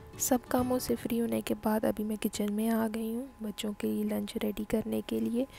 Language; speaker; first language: Urdu; non-native, local second language; Punjabi